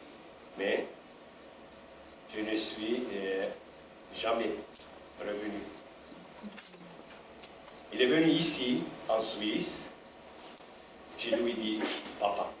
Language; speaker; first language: French; non-native, learner; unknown